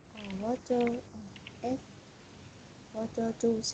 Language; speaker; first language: English; non-native, learner; Vietnamese